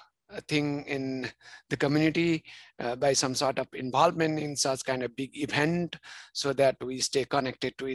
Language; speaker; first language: English; non-native, fluent; Nepali